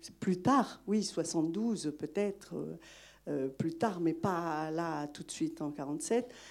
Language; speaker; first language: French; non-native, local second language; Malagasy